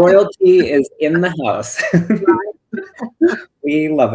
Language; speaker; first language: English; native; English